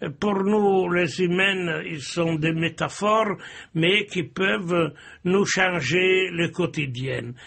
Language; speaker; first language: French; non-native, fluent; Italian